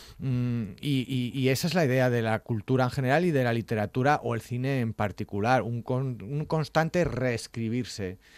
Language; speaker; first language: Spanish; native; Spanish